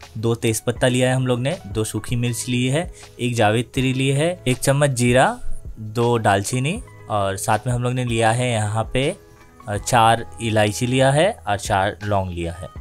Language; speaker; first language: Hindi; native; Hindi